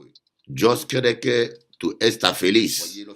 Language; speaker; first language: Spanish; non-native, learner; French